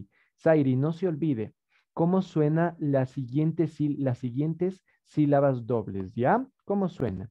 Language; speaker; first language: Spanish; native; Spanish